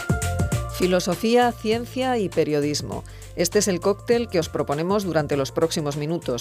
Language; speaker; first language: Spanish; native; Spanish